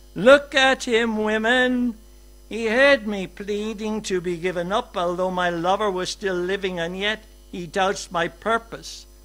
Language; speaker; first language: English; native; English